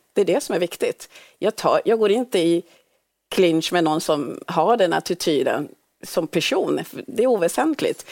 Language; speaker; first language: Swedish; early bilingual, other home language; Swahili